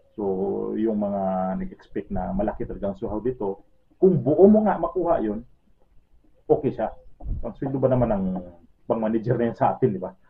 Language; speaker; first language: Filipino; native; Filipino